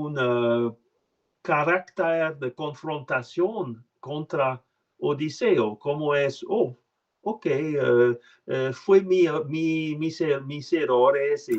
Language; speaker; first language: Spanish; non-native, learner; French